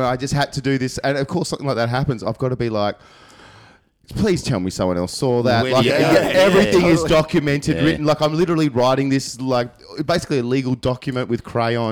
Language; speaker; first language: English; native; English